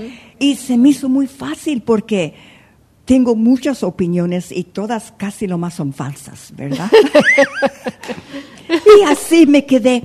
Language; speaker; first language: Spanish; early bilingual, heritage; Spanish